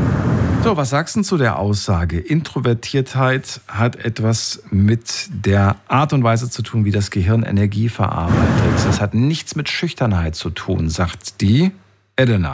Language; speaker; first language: German; native; German